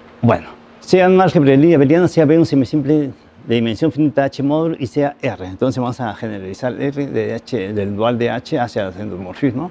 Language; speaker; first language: Spanish; native; Spanish